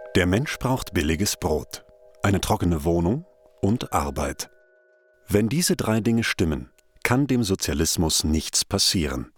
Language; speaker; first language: German; native; German